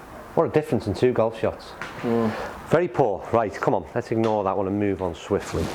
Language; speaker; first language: English; native; English